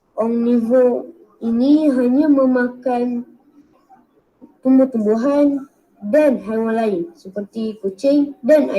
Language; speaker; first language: Malay; native; Malay